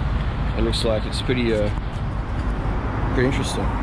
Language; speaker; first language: English; native; English